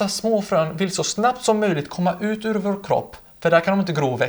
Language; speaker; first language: Swedish; native; Swedish